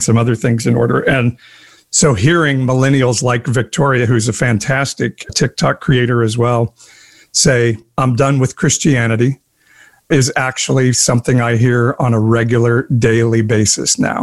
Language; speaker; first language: English; native; English